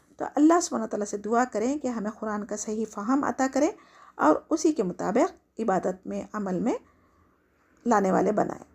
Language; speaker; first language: Urdu; native; Urdu